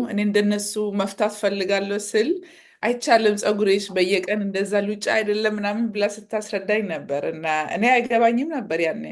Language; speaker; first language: Amharic; early bilingual, heritage; Amharic